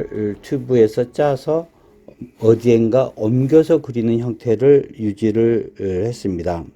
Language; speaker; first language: Korean; native; Korean